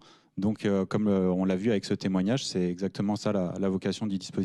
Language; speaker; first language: French; native; French